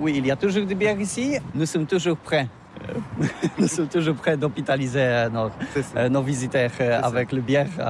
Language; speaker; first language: French; non-native, learner; Polish